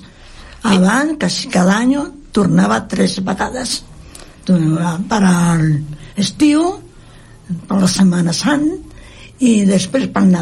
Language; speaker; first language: Catalan; non-native, local second language; Spanish